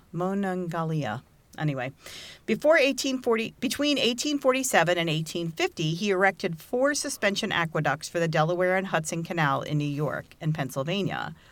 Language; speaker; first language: English; native; English